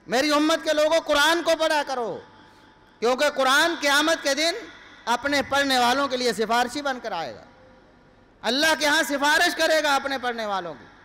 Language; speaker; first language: Urdu; non-native, local second language; Punjabi